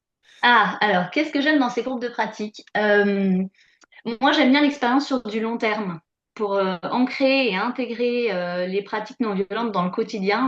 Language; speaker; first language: French; native; French